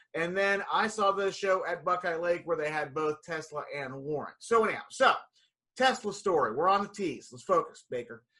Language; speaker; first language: English; native; English